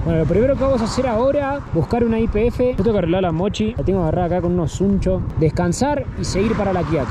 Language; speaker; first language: Spanish; native; Spanish